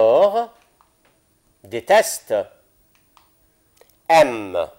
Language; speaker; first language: French; non-native, fluent; Arabic